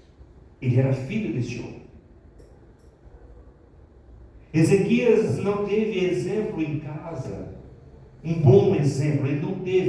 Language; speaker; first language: Portuguese; native; Portuguese